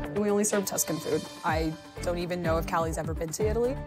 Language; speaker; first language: English; native; English